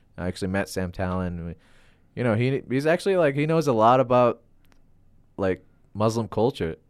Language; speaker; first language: English; non-native, fluent; Arabic